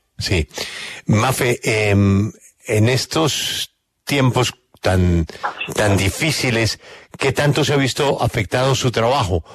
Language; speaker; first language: Spanish; native; Spanish